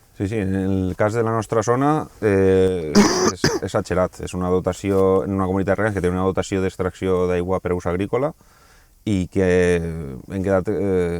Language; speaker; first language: Catalan; native; Catalan